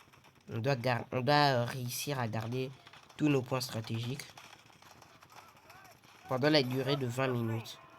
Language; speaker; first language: French; native; French